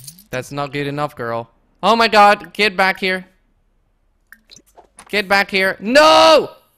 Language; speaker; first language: English; non-native, fluent; Dutch